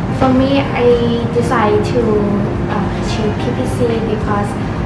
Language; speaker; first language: English; non-native, learner; Khmer